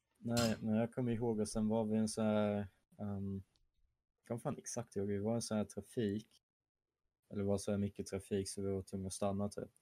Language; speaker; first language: Swedish; early bilingual, other home language; German